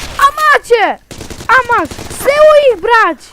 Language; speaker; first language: Polish; native; Polish